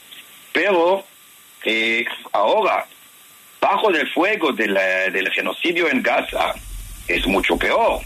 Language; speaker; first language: Spanish; non-native, fluent; Hebrew